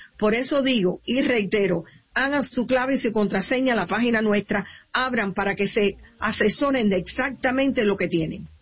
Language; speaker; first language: Spanish; early bilingual, heritage; Spanish